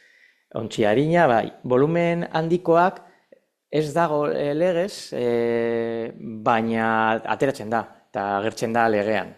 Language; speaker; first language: Basque; non-native, local second language; Spanish